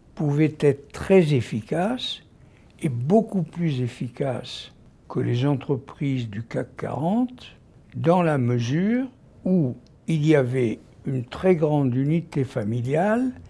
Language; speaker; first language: French; native; French